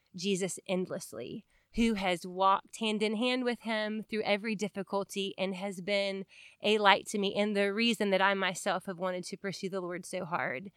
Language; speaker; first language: English; native; English